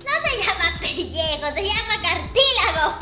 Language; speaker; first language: Spanish; native; Spanish